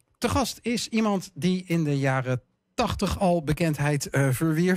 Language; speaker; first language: Dutch; native; Dutch